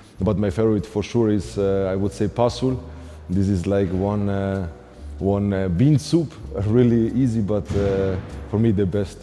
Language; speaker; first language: English; non-native, fluent; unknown